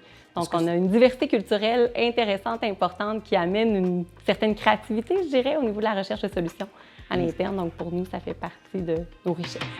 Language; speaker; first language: French; native; French